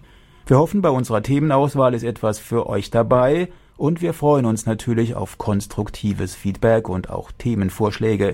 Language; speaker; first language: German; native; German